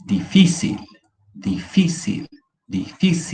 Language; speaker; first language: Spanish; non-native, fluent; English